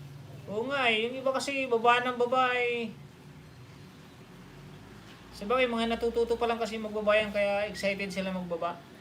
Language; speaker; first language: Filipino; non-native, local second language; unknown